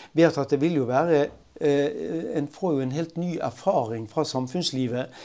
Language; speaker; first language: Norwegian; native; Norwegian